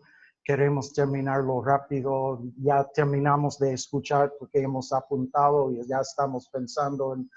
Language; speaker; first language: Spanish; non-native, fluent; English